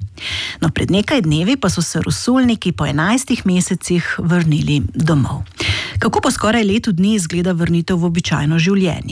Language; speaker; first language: Slovenian; native; Slovenian